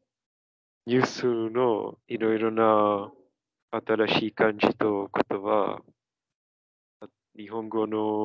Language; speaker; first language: Japanese; non-native, learner; Czech